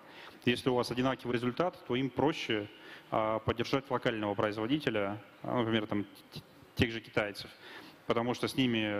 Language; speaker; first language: Russian; native; Russian